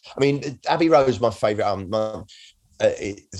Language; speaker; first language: English; native; English